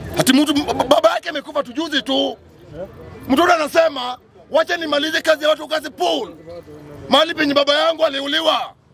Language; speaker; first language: Swahili; non-native, local second language; Luo (Kenya and Tanzania)